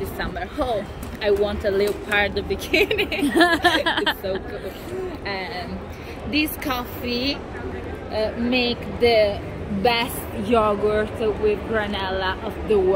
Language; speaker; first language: English; non-native, learner; Italian